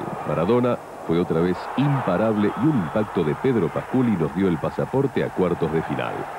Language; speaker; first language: Spanish; native; Spanish